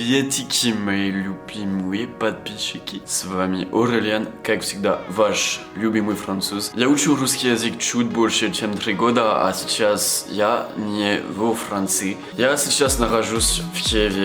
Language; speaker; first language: Russian; non-native, learner; French